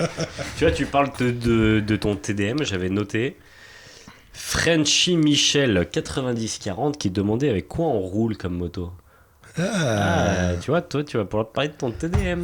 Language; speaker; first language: French; native; French